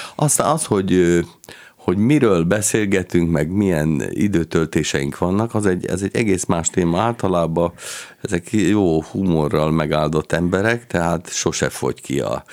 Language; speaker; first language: Hungarian; native; Hungarian